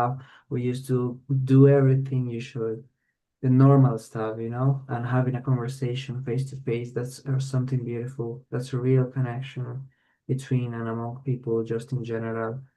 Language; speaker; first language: English; non-native, fluent; Spanish